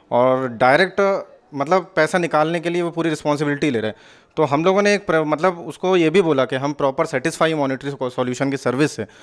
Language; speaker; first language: Hindi; native; Hindi